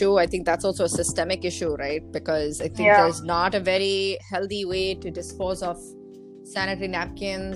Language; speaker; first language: English; non-native, local second language; Tamil